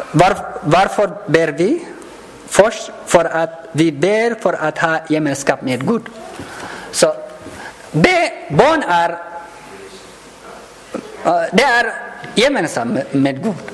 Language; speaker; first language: Swedish; non-native, learner; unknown